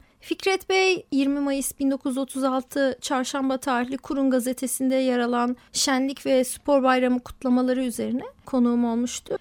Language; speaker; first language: Turkish; native; Turkish